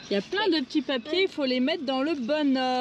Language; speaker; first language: French; native; French